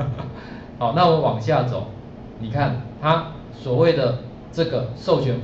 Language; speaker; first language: Chinese; native; Chinese